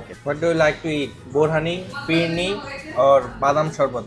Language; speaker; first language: English; non-native, learner; Bangla